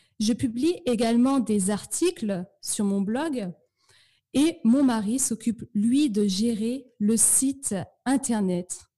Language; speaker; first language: French; native; French